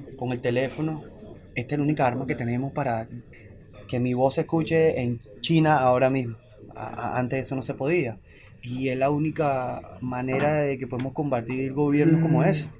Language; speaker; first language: Spanish; native; Spanish